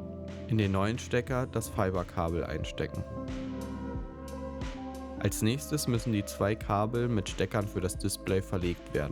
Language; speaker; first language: German; native; German